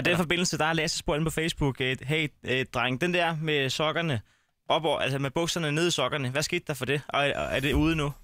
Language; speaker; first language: Danish; native; Danish